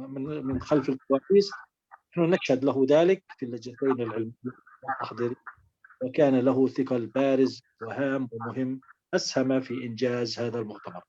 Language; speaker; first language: Arabic; native; Arabic